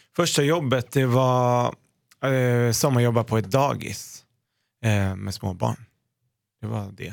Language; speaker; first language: Swedish; early bilingual, other home language; Arabic